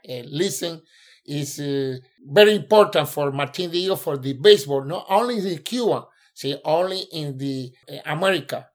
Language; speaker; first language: English; non-native, learner; Spanish